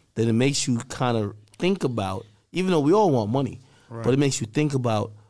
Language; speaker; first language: English; native; English